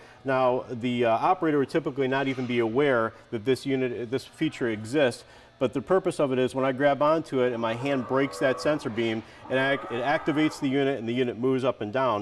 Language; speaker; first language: English; native; English